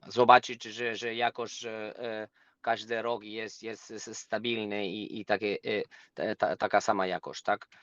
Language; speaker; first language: Polish; non-native, learner; Spanish